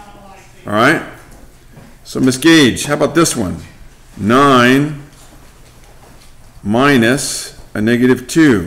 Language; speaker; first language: English; native; English